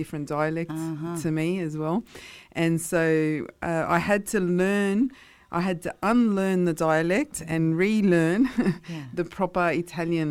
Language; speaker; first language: English; non-native, local second language; Italian